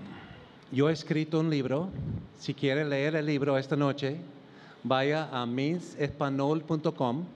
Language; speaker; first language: Spanish; non-native, fluent; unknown